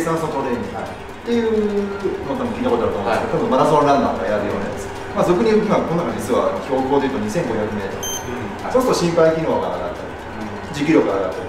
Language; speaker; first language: Japanese; native; Japanese